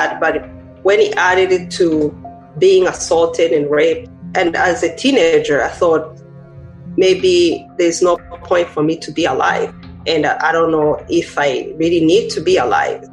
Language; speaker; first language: English; non-native, local second language; Kinyarwanda